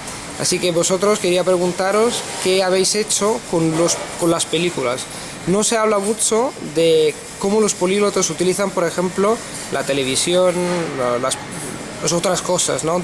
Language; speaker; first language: Spanish; non-native, fluent; Italian